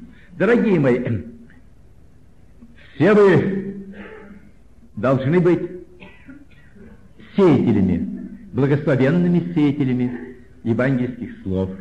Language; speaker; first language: Russian; native; Russian